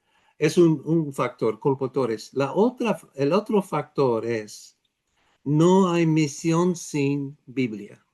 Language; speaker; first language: Spanish; non-native, fluent; Dutch